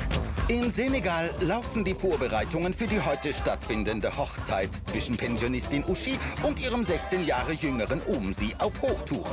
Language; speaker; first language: German; native; German